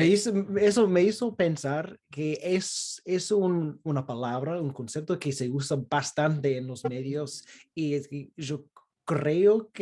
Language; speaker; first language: Spanish; non-native, fluent; English